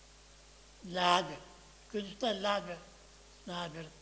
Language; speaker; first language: Italian; non-native, fluent; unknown